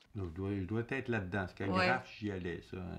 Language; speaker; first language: French; native; French